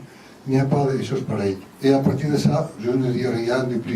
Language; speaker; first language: French; non-native, learner; Spanish